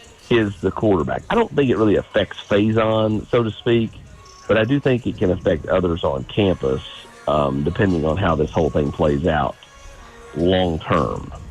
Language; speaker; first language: English; native; English